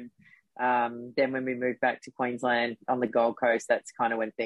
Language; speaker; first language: English; native; English